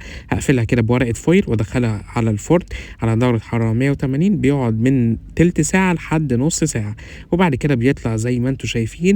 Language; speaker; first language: Arabic; native; Arabic